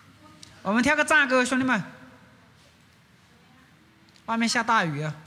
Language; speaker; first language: Chinese; native; Chinese